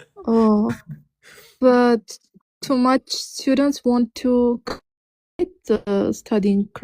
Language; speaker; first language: English; non-native, learner; Armenian